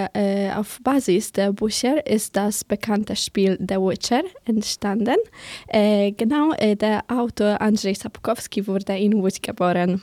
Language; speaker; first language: German; non-native, learner; Polish